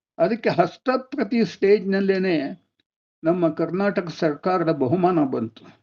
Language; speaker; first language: Kannada; non-native, local second language; Telugu